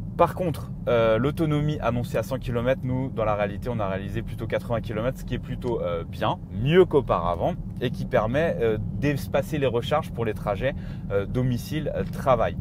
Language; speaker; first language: French; native; French